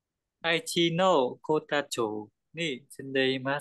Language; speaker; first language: Japanese; non-native, learner; Vietnamese